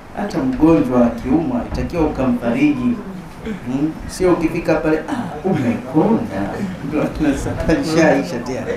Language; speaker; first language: Swahili; native; Swahili